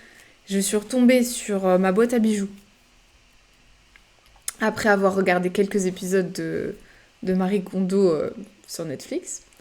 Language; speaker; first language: French; native; French